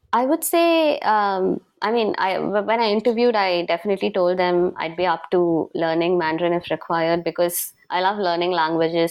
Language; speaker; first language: English; non-native, local second language; Tamil